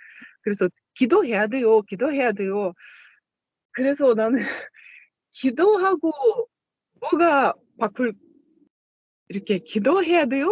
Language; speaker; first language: Korean; non-native, learner; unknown